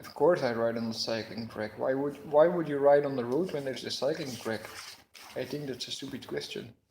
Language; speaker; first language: English; non-native, fluent; Dutch